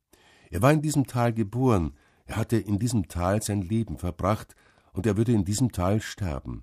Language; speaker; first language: German; native; German